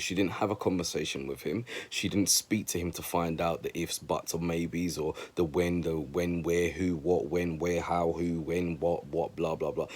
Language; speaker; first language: English; native; English